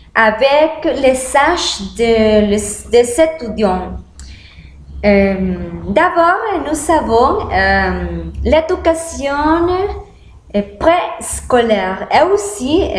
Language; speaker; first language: French; non-native, learner; Spanish